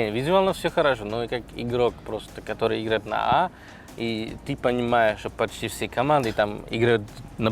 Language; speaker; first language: Russian; non-native, fluent; Slovak